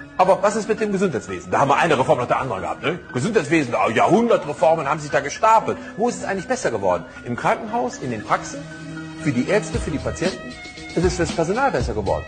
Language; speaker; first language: German; native; German